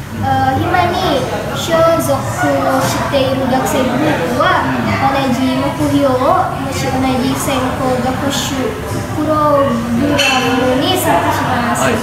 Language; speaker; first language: Japanese; non-native, learner; Indonesian